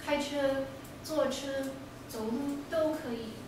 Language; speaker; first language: Chinese; non-native, learner; English